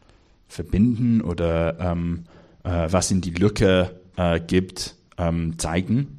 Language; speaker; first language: German; non-native, learner; English